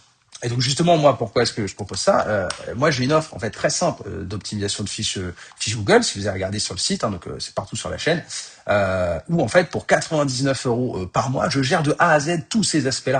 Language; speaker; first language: French; native; French